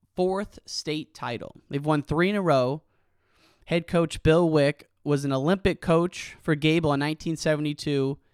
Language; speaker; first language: English; native; English